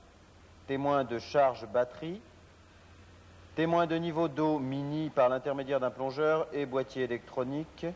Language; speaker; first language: French; native; French